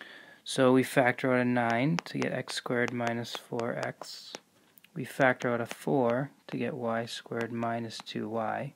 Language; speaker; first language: English; native; English